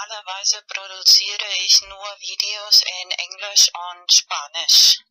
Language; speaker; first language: German; non-native, fluent; Spanish